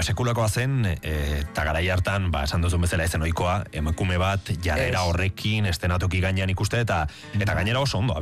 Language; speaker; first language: Basque; native; Basque